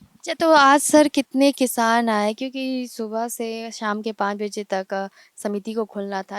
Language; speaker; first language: Hindi; native; Hindi